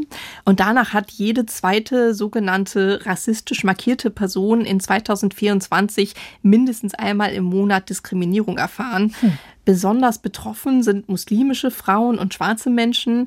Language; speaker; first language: German; native; German